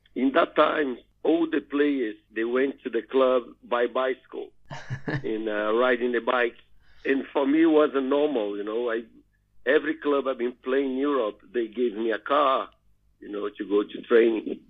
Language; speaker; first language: English; non-native, learner; Portuguese